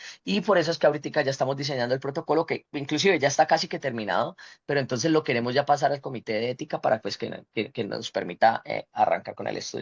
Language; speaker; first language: Spanish; native; Spanish